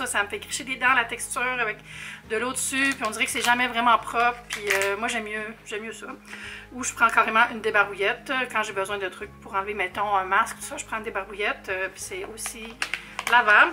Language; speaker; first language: French; native; French